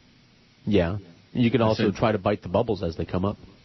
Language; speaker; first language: English; native; English